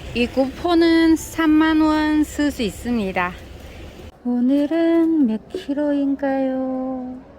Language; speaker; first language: Korean; non-native, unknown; Vietnamese